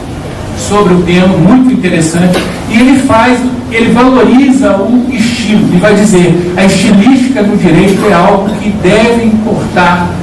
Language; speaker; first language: Portuguese; native; Portuguese